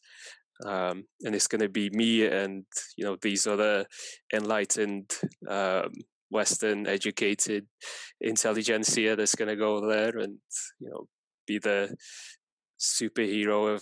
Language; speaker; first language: English; non-native, fluent; Persian